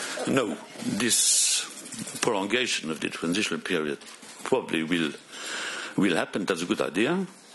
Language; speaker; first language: English; non-native, fluent; Luxembourgish